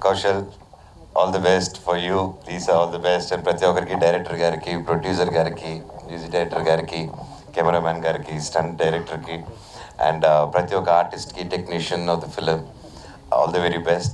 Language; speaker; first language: Telugu; native; Telugu